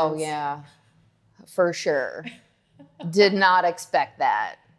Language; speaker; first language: English; native; English